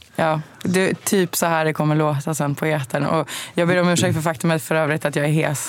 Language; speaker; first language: Swedish; native; Swedish